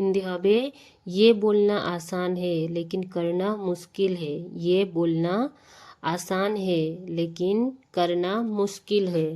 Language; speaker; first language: Hindi; non-native, fluent; Bangla